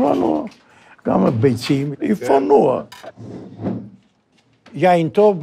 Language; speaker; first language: Hebrew; non-native, fluent; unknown